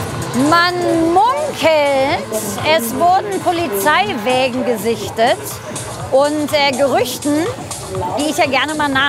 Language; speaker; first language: German; native; German